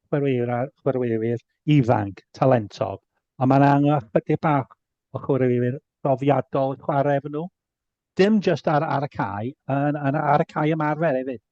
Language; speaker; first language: Welsh; native; Welsh